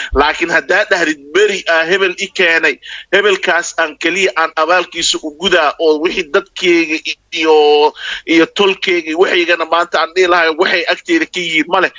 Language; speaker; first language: Somali; non-native, local second language; Maay